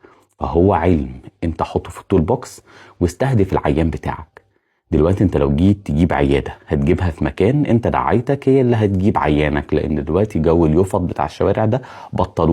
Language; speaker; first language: Arabic; native; Arabic